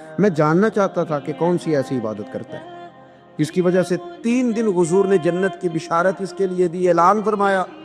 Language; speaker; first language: Urdu; non-native, local second language; Punjabi